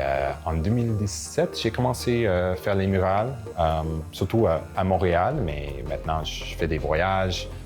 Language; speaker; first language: French; non-native, local second language; English